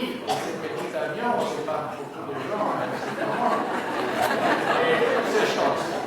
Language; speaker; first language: French; non-native, learner; Spanish